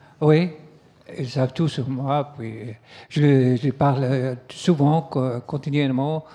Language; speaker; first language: French; non-native, learner; Arabic